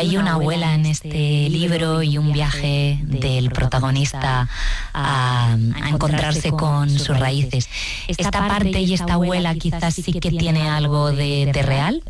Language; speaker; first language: Spanish; native; Spanish